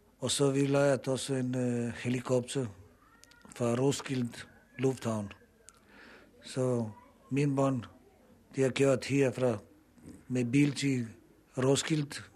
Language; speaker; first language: Danish; non-native, fluent; Romany